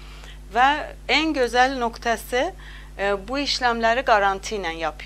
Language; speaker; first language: Turkish; non-native, learner; Azerbaijani